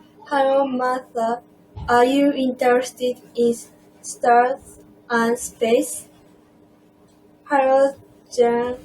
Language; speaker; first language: English; non-native, learner; Japanese